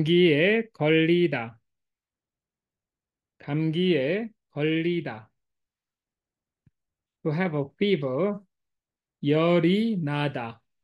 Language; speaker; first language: Korean; non-native, fluent; English